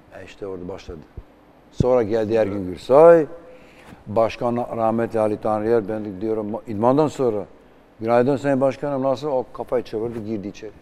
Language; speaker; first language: Turkish; non-native, fluent; Albanian